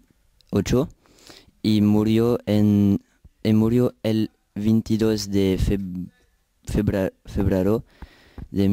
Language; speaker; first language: Spanish; non-native, learner; French